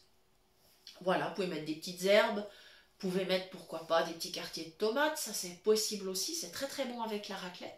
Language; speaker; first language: French; native; French